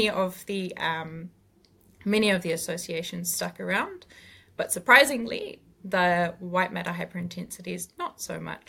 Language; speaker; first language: English; native; English